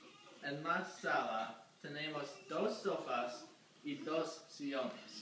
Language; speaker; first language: Spanish; non-native, learner; English